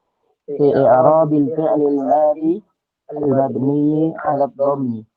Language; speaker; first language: Arabic; non-native, learner; Indonesian